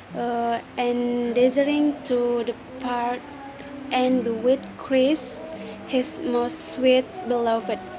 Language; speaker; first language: English; non-native, learner; Indonesian